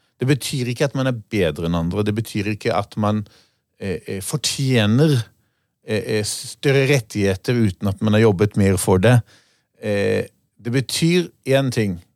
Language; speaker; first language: Norwegian; non-native, fluent; Hebrew